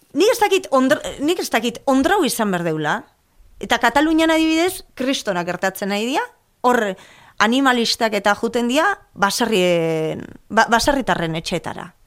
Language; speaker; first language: Basque; non-native, local second language; Spanish